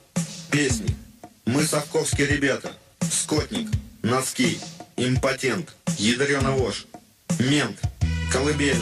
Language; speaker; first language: Russian; native; Russian